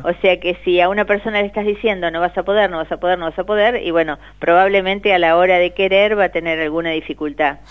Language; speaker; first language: Spanish; native; Spanish